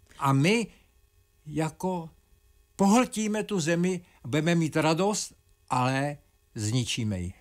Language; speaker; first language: Czech; native; Czech